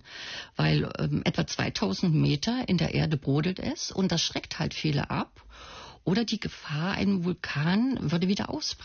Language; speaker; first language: German; native; German